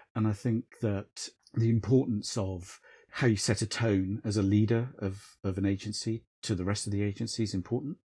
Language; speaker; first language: English; native; English